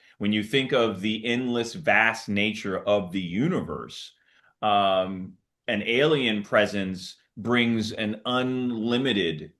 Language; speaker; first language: English; native; English